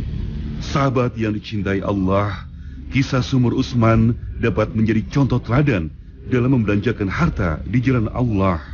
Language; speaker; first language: Indonesian; native; Indonesian